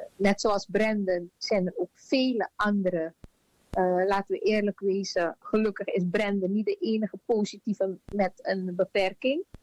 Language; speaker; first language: Dutch; native; Dutch